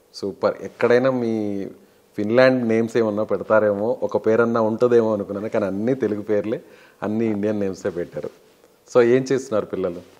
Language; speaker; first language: Telugu; native; Telugu